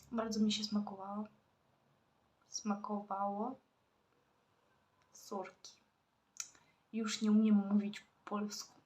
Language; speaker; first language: Polish; non-native, learner; Ukrainian